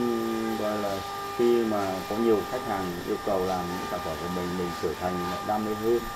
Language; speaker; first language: Vietnamese; native; Vietnamese